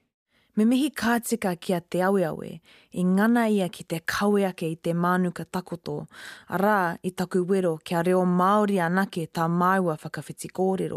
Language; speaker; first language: Māori; non-native, local second language; English